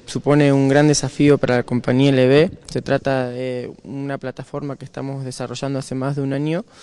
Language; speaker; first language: Spanish; native; Spanish